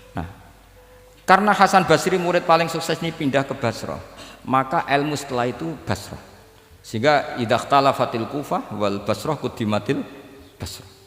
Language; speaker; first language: Indonesian; non-native, local second language; Javanese